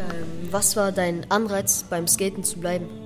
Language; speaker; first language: German; native; German